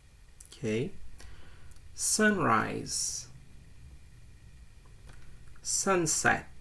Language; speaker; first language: English; non-native, fluent; Portuguese